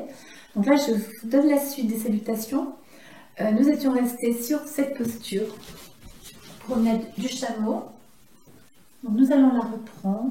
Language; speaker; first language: French; native; French